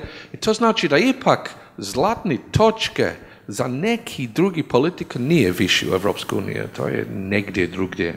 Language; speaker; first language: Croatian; non-native, learner; English